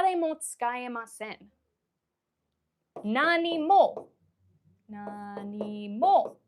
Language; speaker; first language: Japanese; non-native, fluent; English